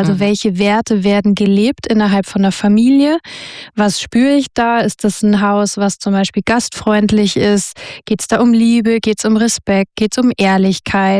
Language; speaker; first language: German; native; German